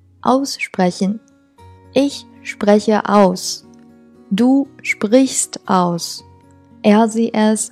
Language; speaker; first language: German; non-native, fluent; Chinese